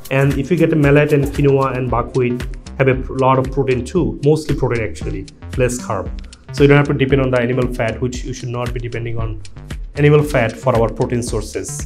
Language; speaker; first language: English; non-native, local second language; Bangla